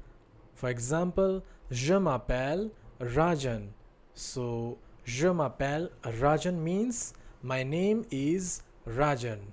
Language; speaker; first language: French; non-native, fluent; Hindi